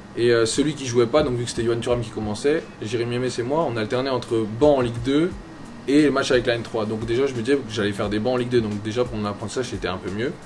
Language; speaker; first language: French; native; French